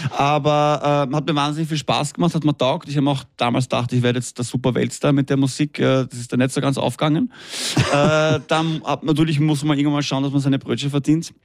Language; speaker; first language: German; native; German